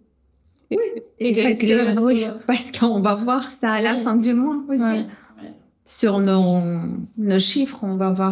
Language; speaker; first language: French; non-native, fluent; Russian